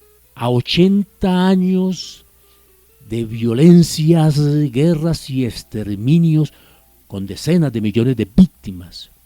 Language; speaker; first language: Spanish; native; Spanish